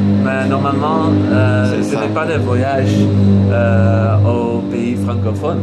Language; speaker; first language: French; non-native, learner; Dutch